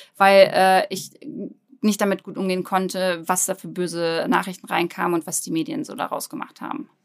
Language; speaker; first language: German; native; German